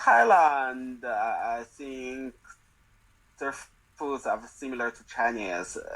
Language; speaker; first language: English; non-native, learner; Chinese